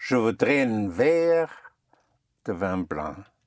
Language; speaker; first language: French; non-native, fluent; English